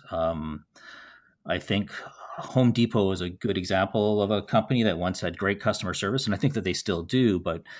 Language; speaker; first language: English; native; English